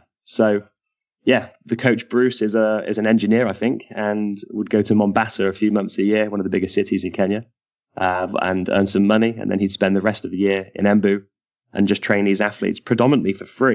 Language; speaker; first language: English; native; English